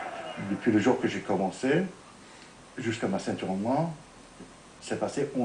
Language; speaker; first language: French; non-native, fluent; Italian